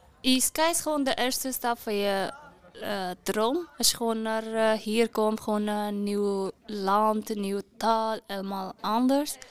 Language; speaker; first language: Dutch; non-native, learner; Persian